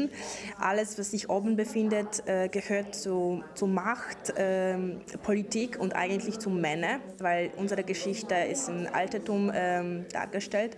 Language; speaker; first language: German; non-native, fluent; Polish